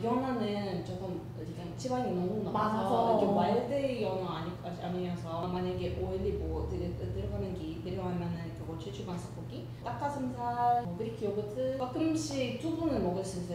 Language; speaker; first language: Korean; non-native, learner; Russian